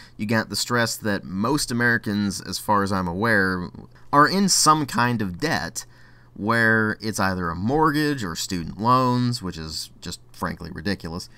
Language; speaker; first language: English; native; English